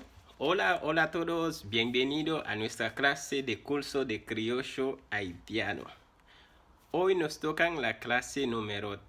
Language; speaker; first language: Spanish; non-native, fluent; Haitian Creole